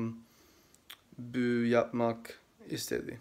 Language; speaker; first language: Turkish; non-native, learner; English